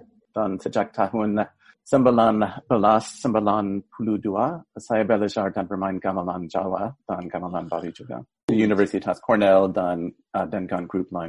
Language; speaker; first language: Indonesian; non-native, fluent; English